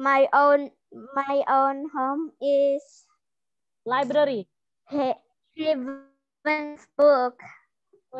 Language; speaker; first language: English; non-native, learner; Indonesian